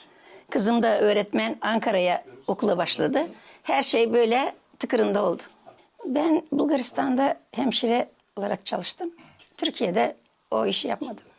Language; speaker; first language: Turkish; early bilingual, heritage; Turkish